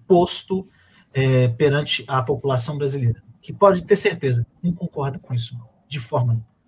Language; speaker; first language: Portuguese; native; Portuguese